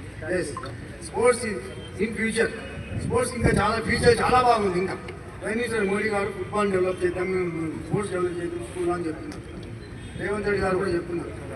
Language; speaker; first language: English; non-native, local second language; Telugu